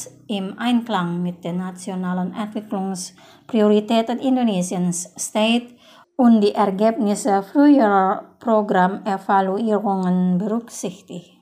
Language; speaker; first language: German; non-native, fluent; Indonesian